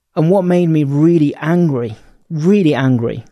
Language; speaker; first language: English; native; English